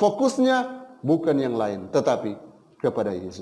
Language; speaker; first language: Indonesian; native; Indonesian